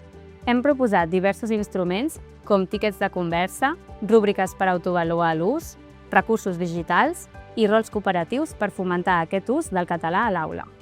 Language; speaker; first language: Catalan; native; Catalan